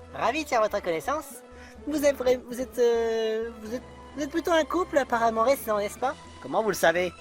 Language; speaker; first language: French; native; French